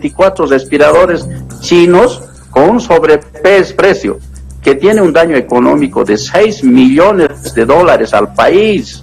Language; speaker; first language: Spanish; native; Spanish